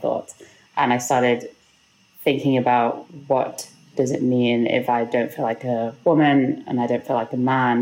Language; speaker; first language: English; native; English